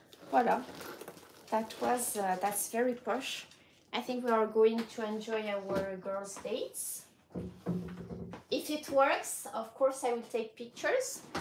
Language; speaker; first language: English; non-native, fluent; French